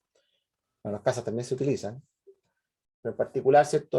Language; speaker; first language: Spanish; native; Spanish